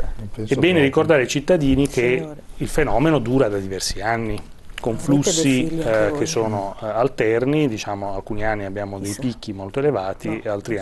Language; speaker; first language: Italian; native; Italian